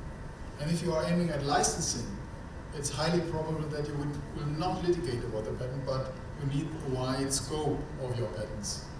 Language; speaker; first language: English; non-native, fluent; German